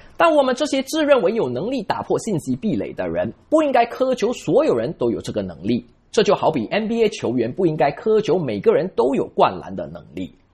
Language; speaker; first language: Chinese; native; Chinese